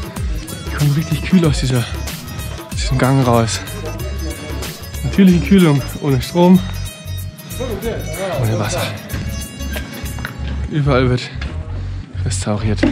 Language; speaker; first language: German; native; German